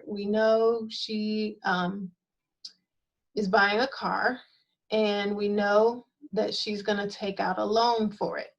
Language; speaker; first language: English; native; English